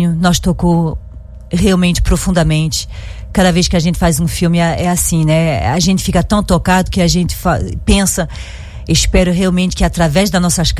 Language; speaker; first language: Portuguese; non-native, fluent; French